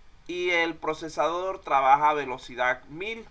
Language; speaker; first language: Spanish; native; Spanish